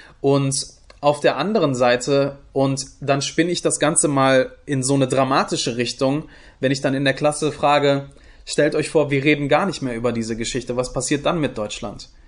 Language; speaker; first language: German; early bilingual, other home language; Turkish